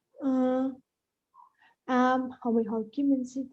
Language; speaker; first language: English; non-native, learner; Vietnamese